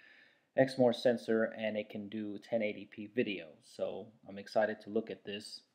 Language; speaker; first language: English; native; English